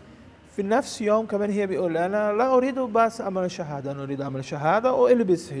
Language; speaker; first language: Arabic; non-native, learner; Portuguese